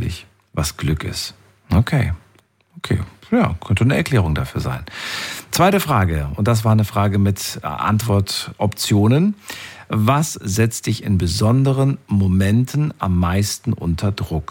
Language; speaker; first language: German; native; German